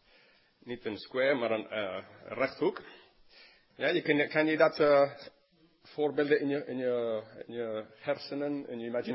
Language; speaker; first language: Dutch; non-native, fluent; English